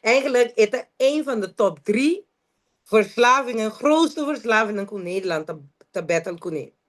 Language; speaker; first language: Dutch; non-native, local second language; Papiamento